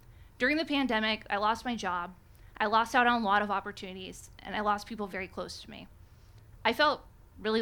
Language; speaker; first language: English; native; English